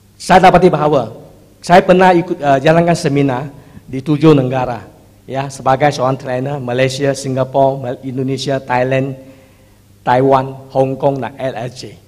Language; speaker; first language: Indonesian; non-native, fluent; Chinese